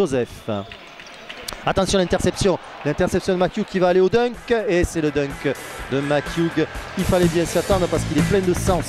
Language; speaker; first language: French; native; French